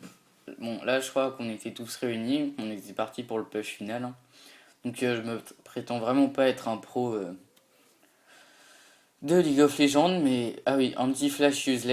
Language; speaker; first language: French; native; French